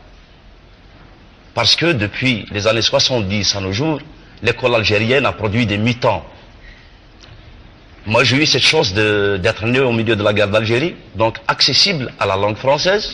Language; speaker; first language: French; non-native, local second language; Kabyle